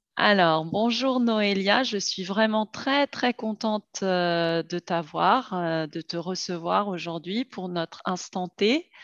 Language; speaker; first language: French; native; French